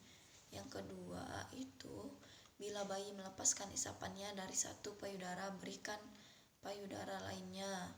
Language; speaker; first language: Indonesian; native; Indonesian